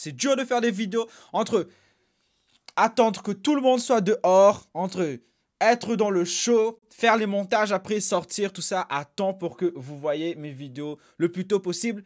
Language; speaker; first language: French; native; French